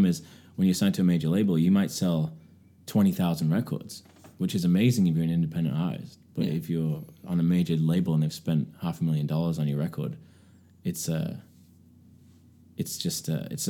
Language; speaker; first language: English; native; English